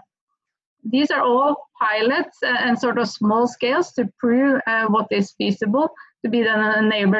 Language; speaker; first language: English; non-native, fluent; Norwegian